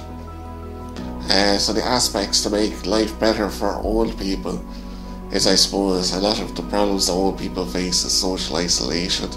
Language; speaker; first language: English; native; English